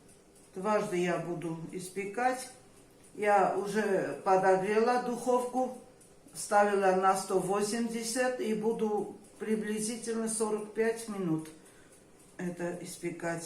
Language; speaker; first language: Russian; non-native, fluent; Armenian